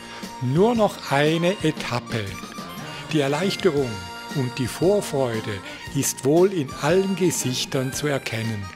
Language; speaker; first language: German; native; German